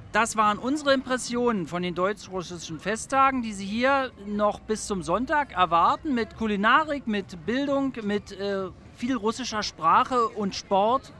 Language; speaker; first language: German; native; German